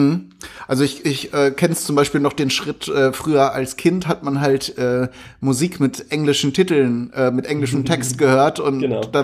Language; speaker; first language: German; native; German